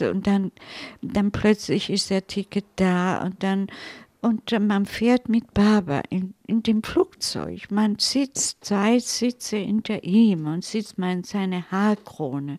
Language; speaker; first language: German; non-native, fluent; Italian